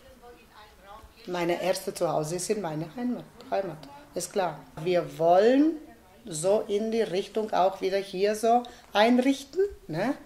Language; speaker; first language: German; non-native, fluent; Bosnian